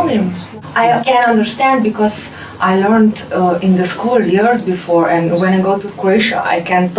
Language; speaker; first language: English; non-native, learner; Slovenian